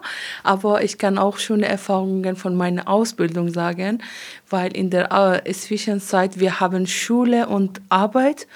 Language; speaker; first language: German; non-native, learner; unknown